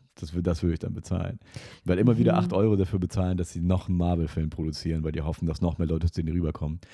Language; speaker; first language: German; non-native, fluent; Russian